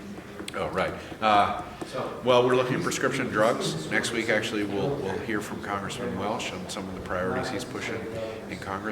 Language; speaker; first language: English; native; English